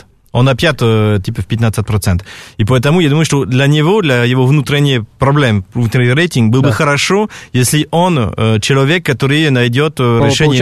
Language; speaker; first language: Russian; non-native, fluent; French